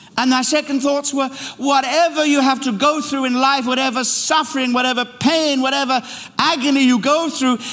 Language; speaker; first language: English; native; English